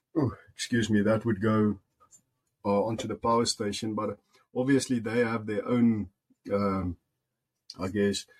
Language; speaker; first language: English; non-native, local second language; Afrikaans